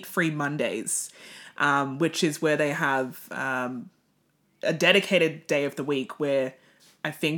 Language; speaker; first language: English; native; English